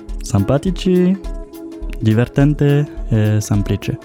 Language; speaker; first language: Italian; non-native, learner; French